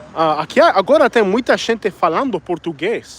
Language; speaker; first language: Portuguese; non-native, learner; Spanish